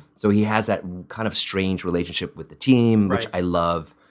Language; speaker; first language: English; early bilingual, other home language; Italian